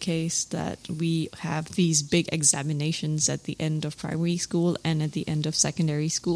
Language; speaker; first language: English; native; English